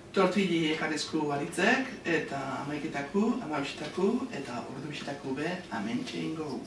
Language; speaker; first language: Basque; native; Basque